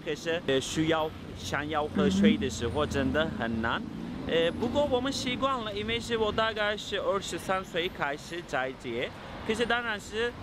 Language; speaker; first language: Chinese; non-native, fluent; Turkish